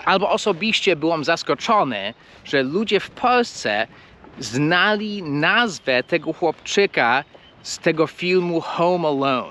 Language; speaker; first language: Polish; non-native, fluent; English